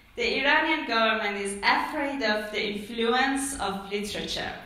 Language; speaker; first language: English; non-native, fluent; Persian